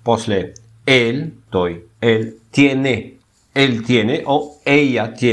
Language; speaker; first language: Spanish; non-native, fluent; Bulgarian